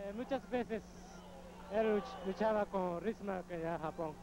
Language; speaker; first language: Spanish; non-native, fluent; Japanese